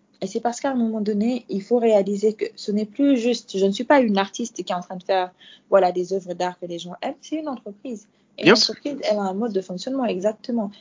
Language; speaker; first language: French; non-native, local second language; Fula